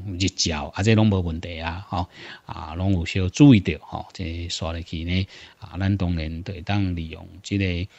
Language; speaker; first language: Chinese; non-native, local second language; Min Nan Chinese